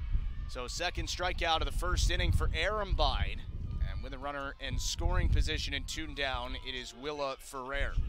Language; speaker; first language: English; native; English